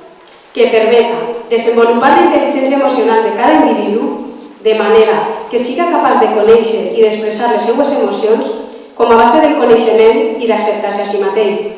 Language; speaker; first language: Catalan; native; Catalan